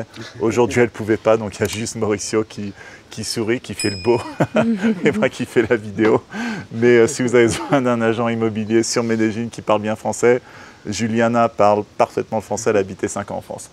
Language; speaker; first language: French; native; French